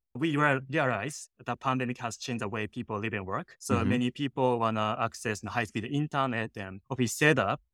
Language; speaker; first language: English; non-native, fluent; Japanese